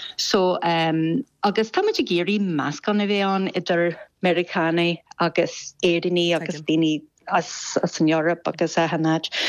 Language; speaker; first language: Irish; non-native, fluent; English